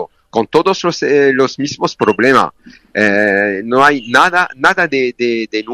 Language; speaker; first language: Spanish; non-native, learner; French